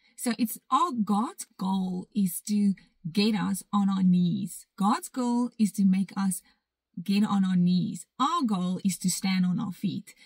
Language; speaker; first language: English; non-native, local second language; Afrikaans